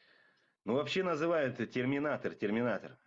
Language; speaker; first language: Russian; native; Russian